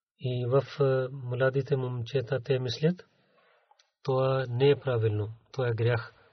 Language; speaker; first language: Bulgarian; non-native, learner; Urdu